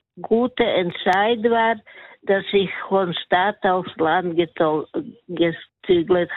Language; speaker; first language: German; non-native, learner; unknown